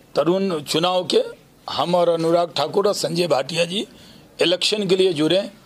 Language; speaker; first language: Hindi; native; Hindi